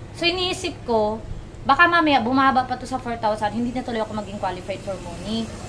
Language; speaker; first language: Filipino; non-native, local second language; Waray